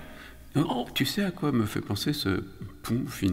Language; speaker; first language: French; native; French